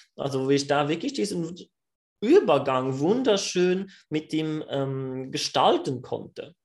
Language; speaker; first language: German; non-native, fluent; French